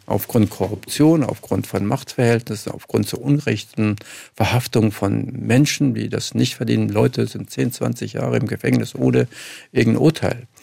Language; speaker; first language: German; early bilingual, other home language; Kurdish